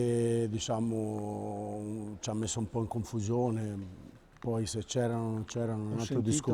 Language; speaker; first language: Italian; native; Italian